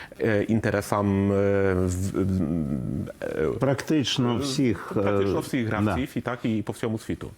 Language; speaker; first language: Polish; non-native, learner; Ukrainian